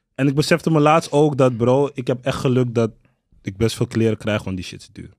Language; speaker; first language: Dutch; native; Dutch